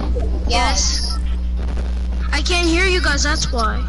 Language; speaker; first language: English; native; English